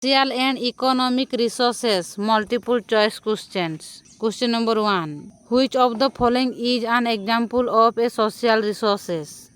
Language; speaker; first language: English; non-native, local second language; Odia